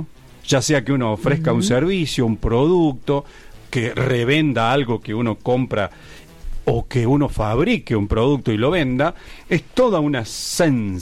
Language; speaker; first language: Spanish; native; Spanish